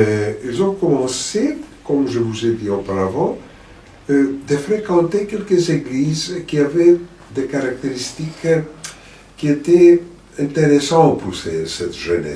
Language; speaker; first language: French; non-native, fluent; Greek